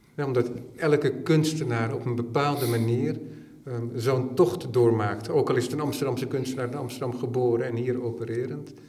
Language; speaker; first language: Dutch; native; Dutch